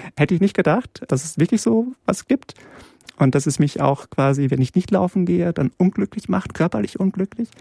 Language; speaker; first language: German; early bilingual, other home language; Polish